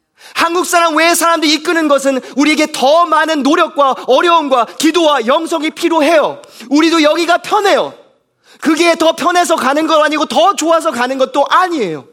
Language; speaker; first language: Korean; native; Korean